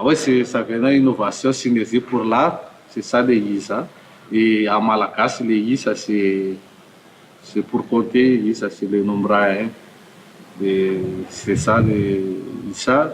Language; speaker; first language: French; non-native, local second language; Malagasy